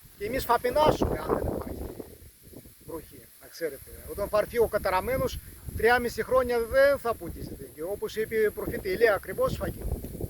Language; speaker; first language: Greek; non-native, learner; Russian